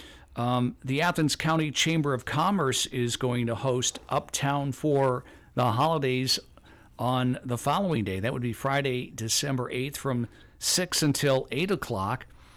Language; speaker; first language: English; native; English